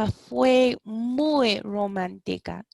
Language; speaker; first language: Spanish; non-native, learner; English